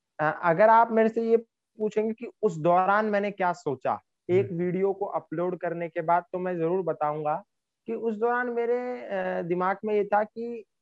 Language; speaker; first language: Hindi; native; Hindi